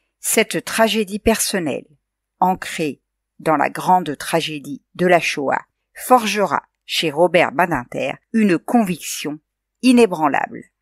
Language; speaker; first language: French; native; French